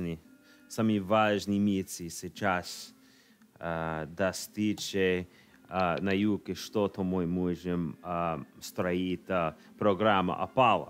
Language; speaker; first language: Russian; non-native, learner; English